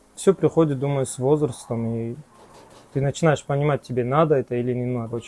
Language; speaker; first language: Russian; non-native, local second language; Kazakh